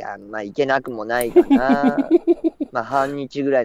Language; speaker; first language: Japanese; native; Japanese